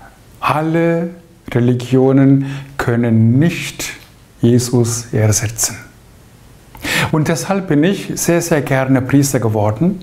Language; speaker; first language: German; non-native, fluent; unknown